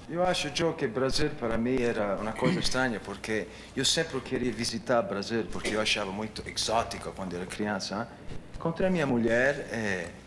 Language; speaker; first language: Portuguese; non-native, learner; English